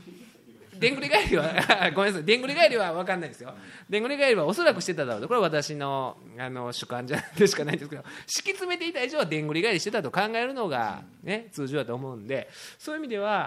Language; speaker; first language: Japanese; native; Japanese